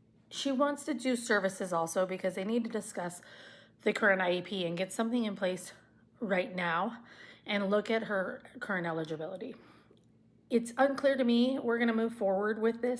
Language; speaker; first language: English; native; English